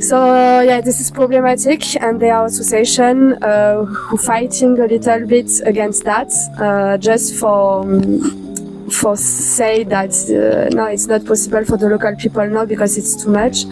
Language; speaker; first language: English; non-native, fluent; French